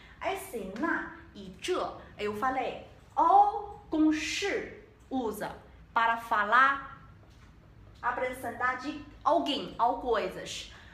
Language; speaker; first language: Portuguese; non-native, learner; Chinese